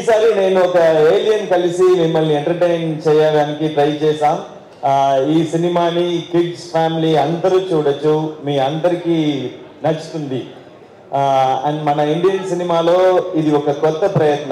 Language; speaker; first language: Telugu; non-native, learner; Tamil